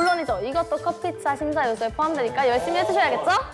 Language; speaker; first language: Korean; native; Korean